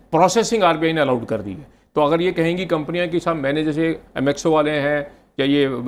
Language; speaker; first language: Hindi; native; Hindi